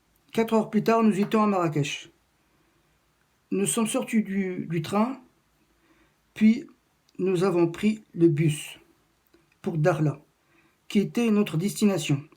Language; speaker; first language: French; non-native, local second language; Arabic